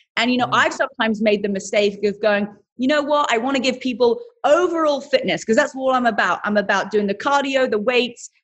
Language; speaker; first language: English; native; English